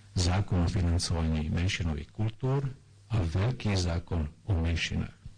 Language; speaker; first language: Slovak; non-native, local second language; Hungarian